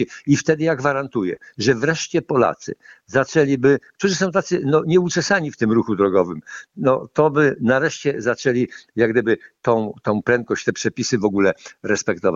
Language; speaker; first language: Polish; native; Polish